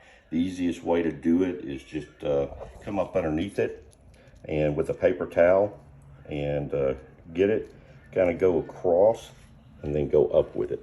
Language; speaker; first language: English; native; English